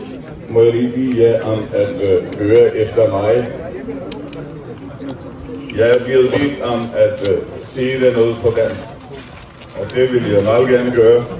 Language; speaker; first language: Danish; non-native, fluent; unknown